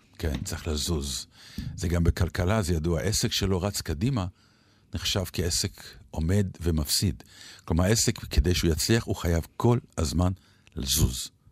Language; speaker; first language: Hebrew; native; Hebrew